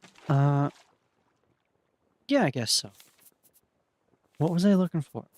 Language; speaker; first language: English; native; English